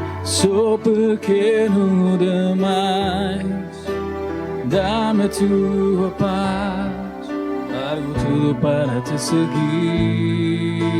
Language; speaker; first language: Portuguese; native; Portuguese